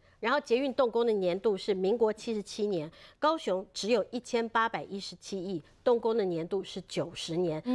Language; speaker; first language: Chinese; native; Chinese